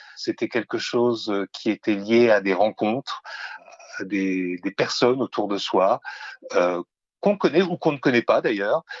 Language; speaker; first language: French; native; French